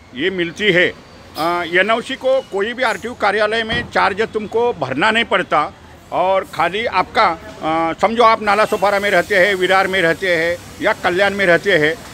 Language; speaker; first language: Hindi; non-native, local second language; Marathi